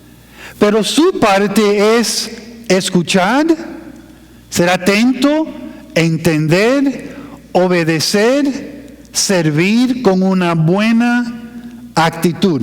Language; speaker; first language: Spanish; non-native, fluent; English